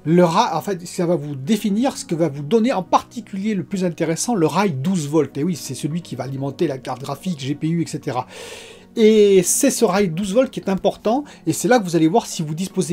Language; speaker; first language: French; native; French